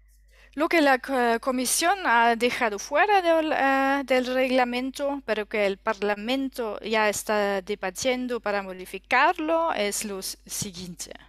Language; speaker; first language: Spanish; non-native, learner; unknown